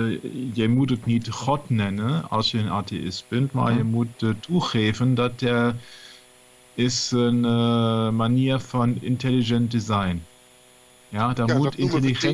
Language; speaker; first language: Dutch; non-native, learner; German